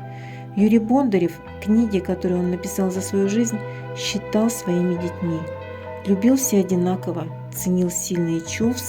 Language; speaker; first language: Russian; native; Russian